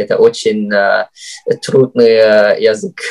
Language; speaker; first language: Russian; non-native, fluent; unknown